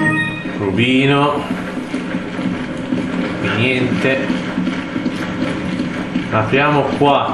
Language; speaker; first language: Italian; native; Italian